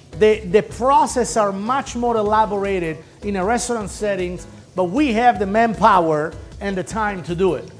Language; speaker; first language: English; non-native, fluent; Italian